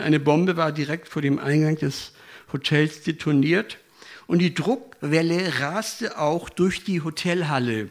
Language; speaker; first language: German; native; German